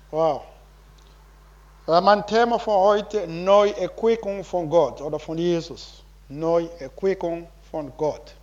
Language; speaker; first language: German; non-native, learner; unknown